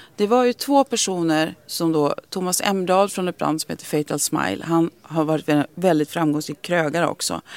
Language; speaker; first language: Swedish; native; Swedish